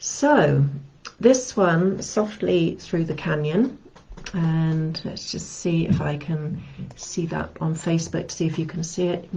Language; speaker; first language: English; native; English